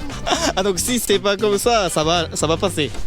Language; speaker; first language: French; non-native, learner; Japanese